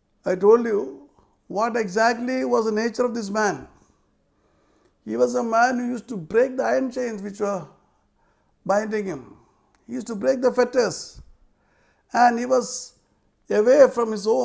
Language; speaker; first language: English; non-native, local second language; Malayalam